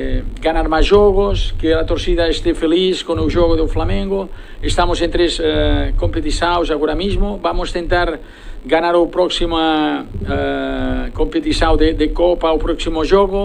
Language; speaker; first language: Portuguese; non-native, fluent; Spanish